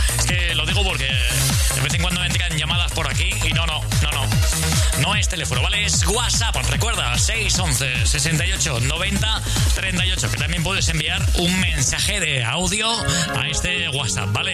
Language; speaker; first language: Spanish; native; Spanish